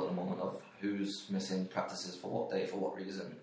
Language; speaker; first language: English; native; English